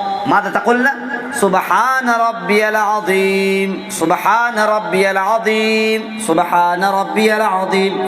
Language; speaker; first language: Arabic; non-native, fluent; Urdu